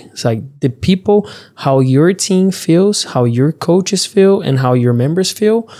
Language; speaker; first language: English; early bilingual, other home language; Portuguese